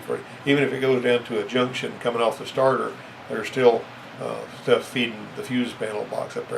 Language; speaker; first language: English; native; English